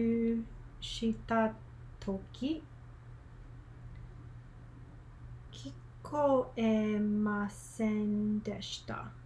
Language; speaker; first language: Japanese; non-native, learner; English